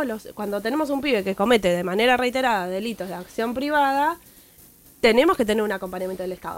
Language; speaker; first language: Spanish; native; Spanish